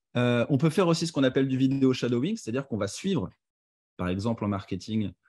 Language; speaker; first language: French; native; French